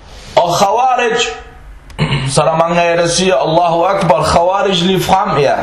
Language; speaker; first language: Danish; early bilingual, other home language; Arabic